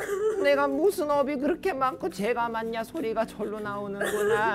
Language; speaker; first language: Korean; native; Korean